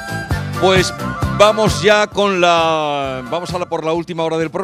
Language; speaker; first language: Spanish; native; Spanish